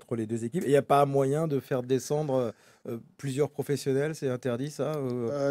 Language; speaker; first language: French; native; French